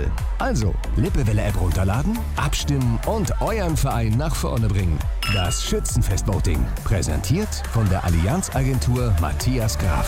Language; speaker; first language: German; native; German